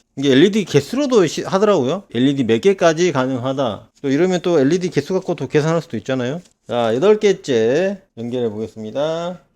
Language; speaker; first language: Korean; native; Korean